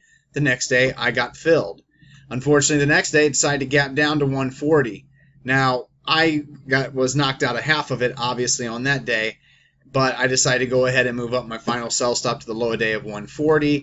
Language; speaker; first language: English; native; English